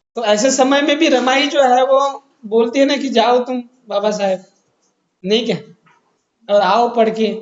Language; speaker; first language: Hindi; non-native, local second language; Marathi